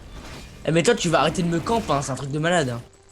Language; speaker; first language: French; native; French